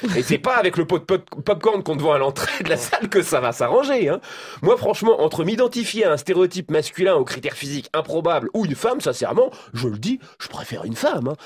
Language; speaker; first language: French; native; French